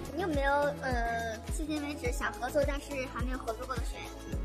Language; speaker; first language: Chinese; native; Chinese